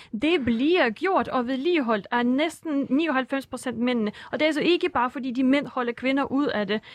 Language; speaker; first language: Danish; non-native, fluent; Russian